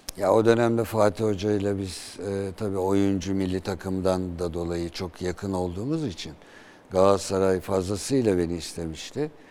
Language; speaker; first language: Turkish; native; Turkish